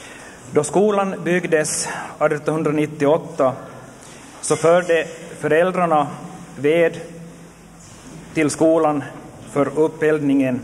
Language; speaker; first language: Swedish; native; Swedish